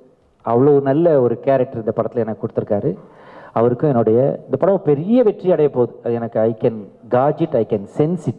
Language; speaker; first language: Tamil; native; Tamil